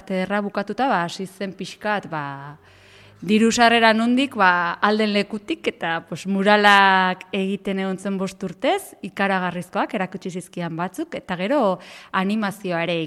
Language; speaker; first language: Basque; native; Basque